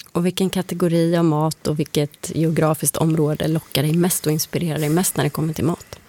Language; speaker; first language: Swedish; native; Swedish